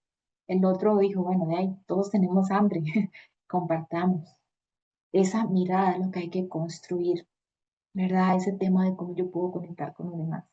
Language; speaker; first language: Spanish; native; Spanish